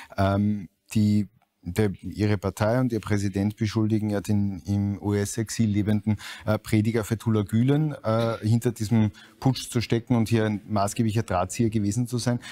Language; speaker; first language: German; native; German